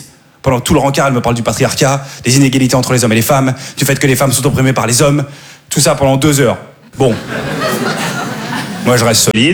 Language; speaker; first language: French; native; French